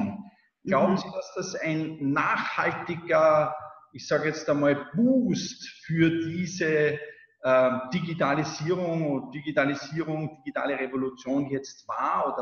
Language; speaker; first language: German; native; German